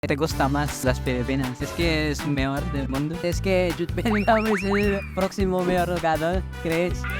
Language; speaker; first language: Spanish; non-native, fluent; Filipino